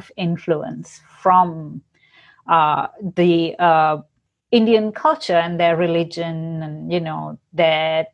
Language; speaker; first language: English; non-native, local second language; Sinhala